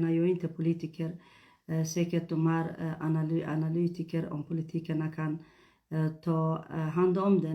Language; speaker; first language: Swedish; non-native, fluent; Tigrinya